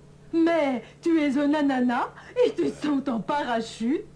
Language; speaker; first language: French; non-native, learner; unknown